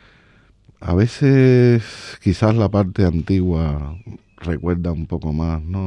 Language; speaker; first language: Spanish; native; Spanish